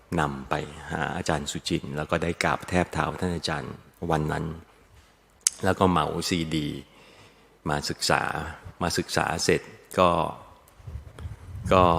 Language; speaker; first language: Thai; native; Thai